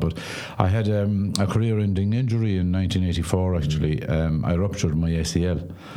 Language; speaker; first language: English; non-native, local second language; Irish